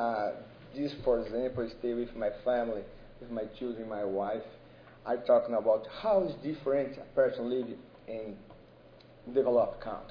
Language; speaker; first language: English; non-native, learner; Portuguese